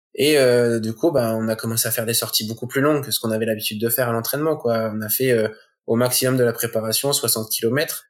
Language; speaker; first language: French; native; French